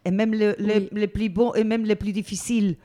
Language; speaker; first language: French; non-native, fluent; Spanish